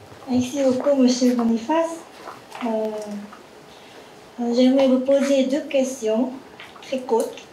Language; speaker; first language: French; non-native, fluent; Korean